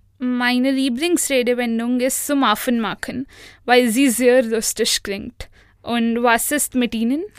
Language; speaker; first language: German; non-native, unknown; Hindi